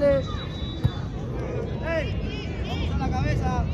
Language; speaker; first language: Spanish; native; Spanish